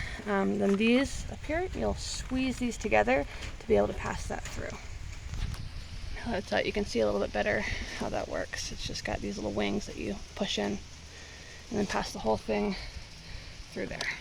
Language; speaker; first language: English; native; English